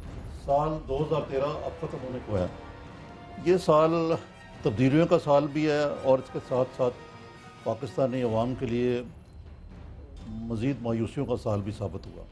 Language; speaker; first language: Urdu; native; Urdu